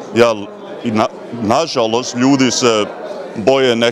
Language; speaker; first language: Croatian; early bilingual, heritage; Croatian